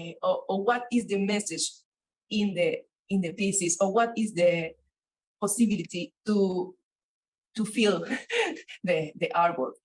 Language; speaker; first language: English; non-native, learner; Spanish